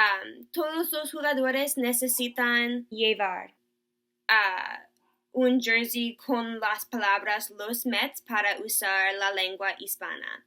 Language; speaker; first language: Spanish; non-native, learner; English